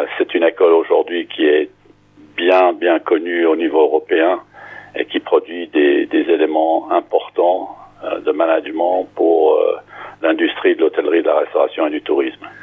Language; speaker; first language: French; non-native, fluent; English